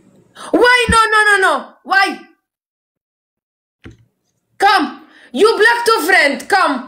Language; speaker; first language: English; non-native, learner; Arabic